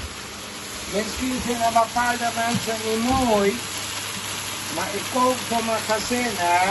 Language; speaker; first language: Dutch; non-native, local second language; Caribbean Hindustani